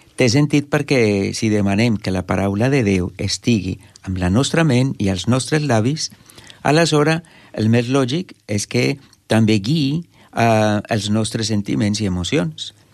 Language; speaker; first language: Catalan; non-native, fluent; Spanish